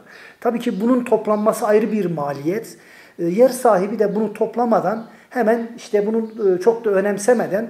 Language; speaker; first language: Turkish; native; Turkish